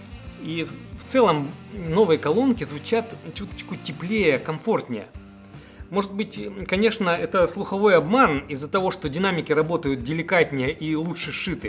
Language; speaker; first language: Russian; native; Russian